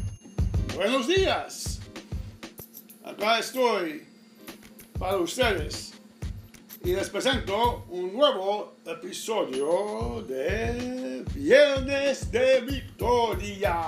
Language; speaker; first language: Spanish; non-native, fluent; English